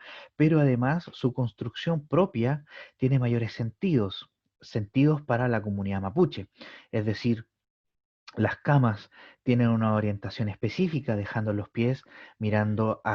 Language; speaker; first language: Spanish; native; Spanish